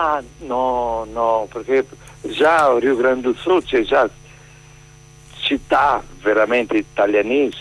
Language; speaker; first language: Italian; non-native, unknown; Portuguese